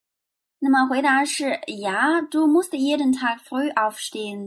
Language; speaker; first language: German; non-native, fluent; Chinese